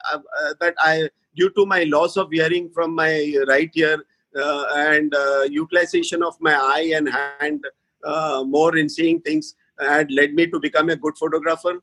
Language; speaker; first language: English; non-native, local second language; Marathi